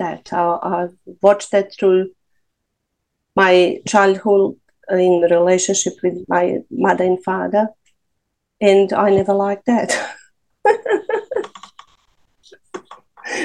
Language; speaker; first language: English; non-native, fluent; Serbian